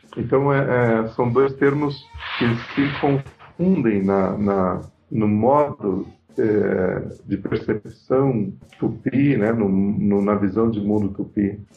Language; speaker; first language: Portuguese; native; Portuguese